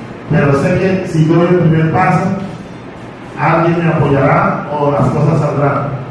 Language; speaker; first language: Spanish; native; Spanish